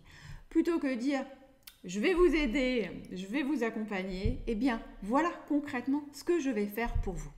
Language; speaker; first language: French; native; French